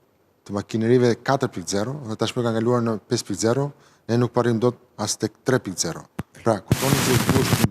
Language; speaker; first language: Albanian; native; Albanian